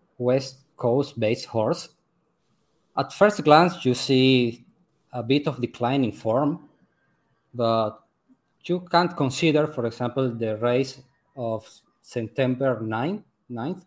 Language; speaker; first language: English; non-native, learner; Spanish